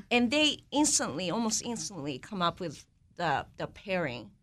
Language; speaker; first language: English; non-native, fluent; Japanese